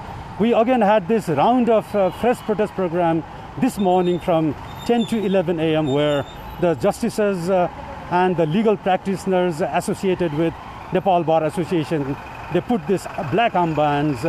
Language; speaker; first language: English; non-native, local second language; Nepali